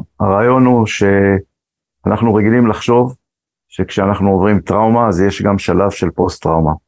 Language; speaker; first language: Hebrew; early bilingual, other home language; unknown